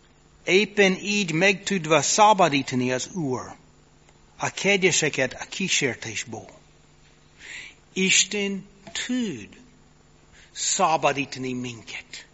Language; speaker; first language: Hungarian; non-native, fluent; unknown